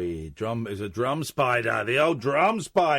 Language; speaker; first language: English; native; English